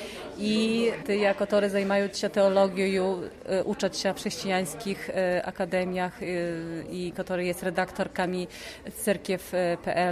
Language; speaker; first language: Polish; non-native, local second language; Ukrainian